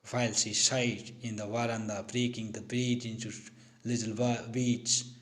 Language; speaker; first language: English; non-native, local second language; Hindi